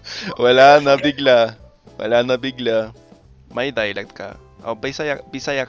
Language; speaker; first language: Filipino; non-native, fluent; English